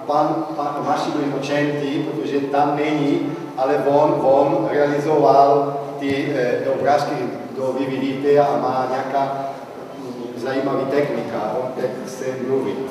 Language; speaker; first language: Czech; non-native, learner; Italian